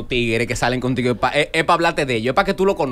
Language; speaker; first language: Spanish; native; Spanish